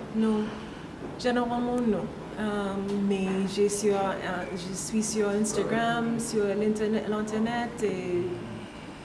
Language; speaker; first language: French; non-native, learner; English